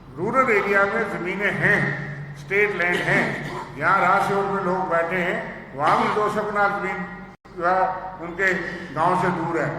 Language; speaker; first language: Urdu; non-native, local second language; Dogri